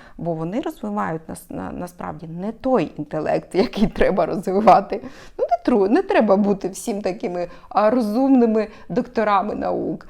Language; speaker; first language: Ukrainian; non-native, local second language; Russian